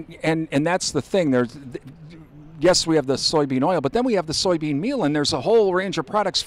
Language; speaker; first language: English; native; English